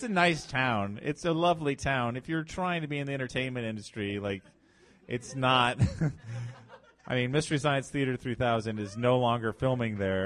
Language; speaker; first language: English; native; English